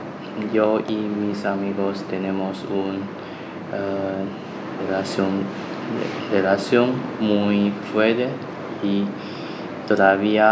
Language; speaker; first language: Spanish; non-native, learner; Chinese